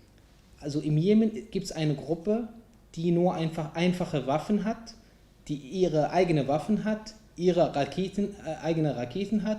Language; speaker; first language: German; non-native, fluent; Arabic